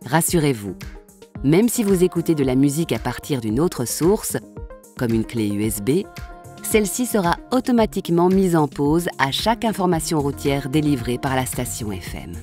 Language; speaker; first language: French; native; French